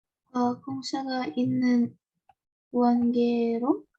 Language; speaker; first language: Korean; non-native, learner; Russian